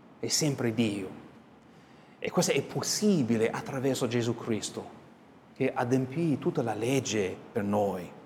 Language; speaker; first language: Italian; non-native, fluent; English